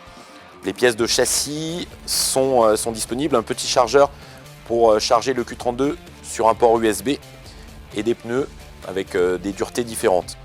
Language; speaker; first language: French; native; French